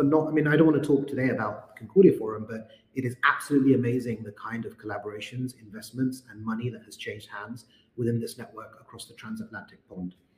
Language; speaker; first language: English; native; English